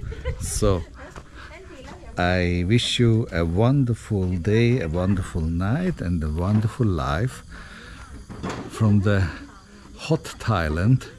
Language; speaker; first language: English; non-native, fluent; Italian